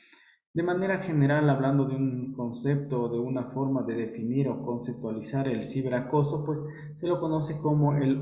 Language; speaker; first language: Spanish; native; Spanish